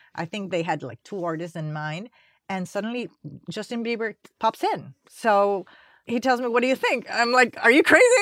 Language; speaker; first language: English; non-native, fluent; Spanish